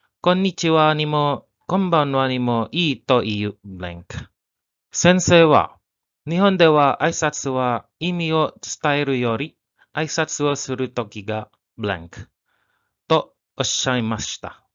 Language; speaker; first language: Japanese; non-native, learner; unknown